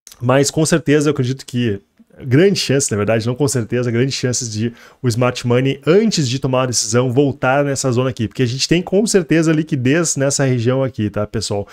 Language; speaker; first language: Portuguese; native; Portuguese